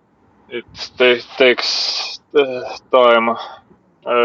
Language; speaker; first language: English; non-native, learner; Russian